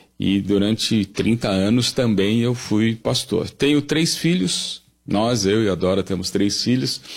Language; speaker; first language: Portuguese; native; Portuguese